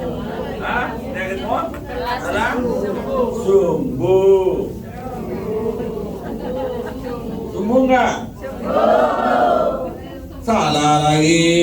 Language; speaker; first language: Indonesian; non-native, learner; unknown